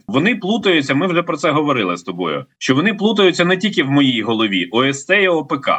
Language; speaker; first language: Ukrainian; native; Ukrainian